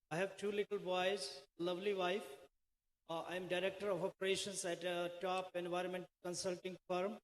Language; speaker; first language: English; non-native, local second language; Hindi